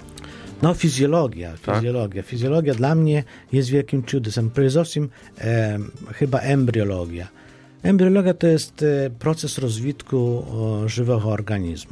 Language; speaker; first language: Polish; non-native, fluent; Ukrainian